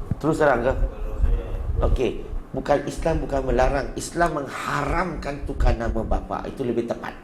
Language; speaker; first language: Malay; non-native, local second language; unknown